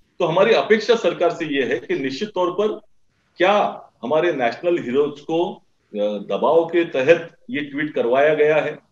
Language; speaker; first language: Hindi; non-native, local second language; Marathi